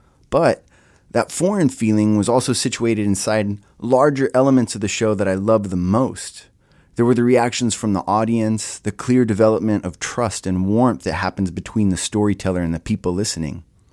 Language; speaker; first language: English; native; English